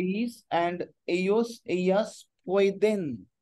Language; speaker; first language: Spanish; non-native, fluent; Hindi